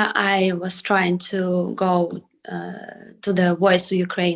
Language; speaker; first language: English; non-native, learner; Ukrainian